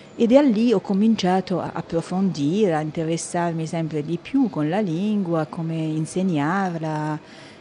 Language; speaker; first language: Italian; non-native, fluent; Arabic